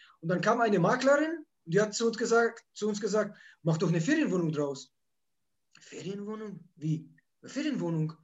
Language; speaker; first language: German; early bilingual, other home language; Polish